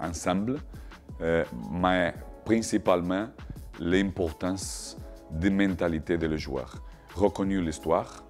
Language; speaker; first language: French; non-native, learner; Portuguese